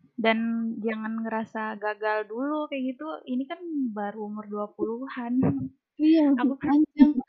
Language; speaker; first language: Indonesian; non-native, local second language; Banjar